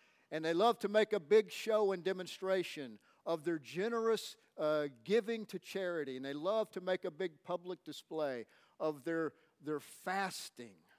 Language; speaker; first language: English; native; English